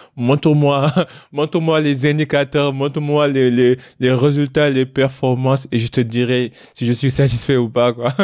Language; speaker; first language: French; non-native, local second language; Wolof